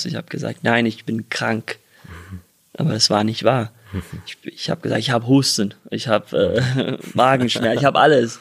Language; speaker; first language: German; early bilingual, heritage; German